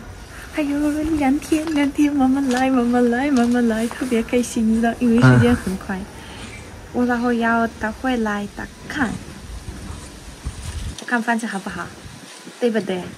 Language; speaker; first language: Chinese; non-native, learner; Ukrainian